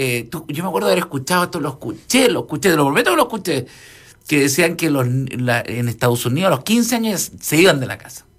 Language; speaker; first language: Spanish; native; Spanish